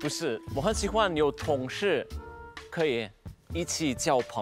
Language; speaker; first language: Chinese; non-native, learner; German